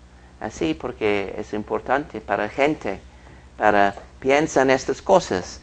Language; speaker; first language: Spanish; non-native, fluent; English